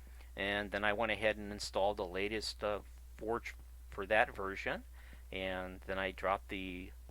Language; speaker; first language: English; native; English